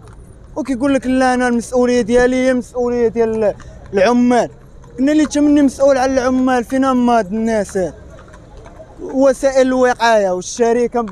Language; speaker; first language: Arabic; native; Arabic